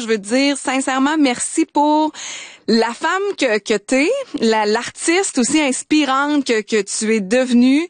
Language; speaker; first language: French; native; French